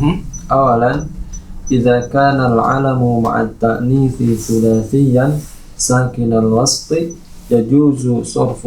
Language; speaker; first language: Arabic; non-native, learner; Indonesian